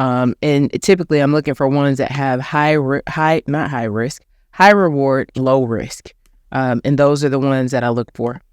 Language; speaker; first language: English; native; English